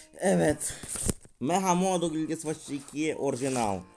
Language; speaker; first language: Turkish; non-native, learner; Russian